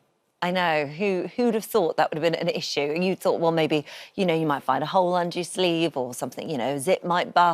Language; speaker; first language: English; native; English